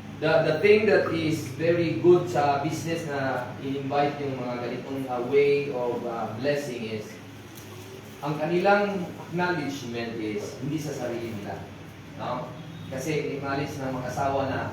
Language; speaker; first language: Filipino; non-native, local second language; Cebuano